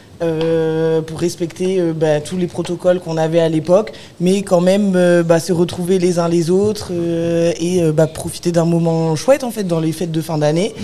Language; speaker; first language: French; native; French